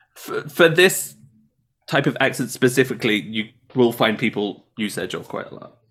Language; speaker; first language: English; native; English